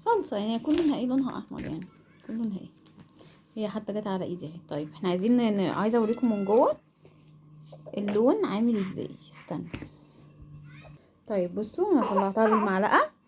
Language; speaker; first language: Arabic; native; Arabic